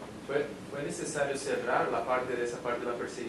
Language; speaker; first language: Spanish; non-native, fluent; Portuguese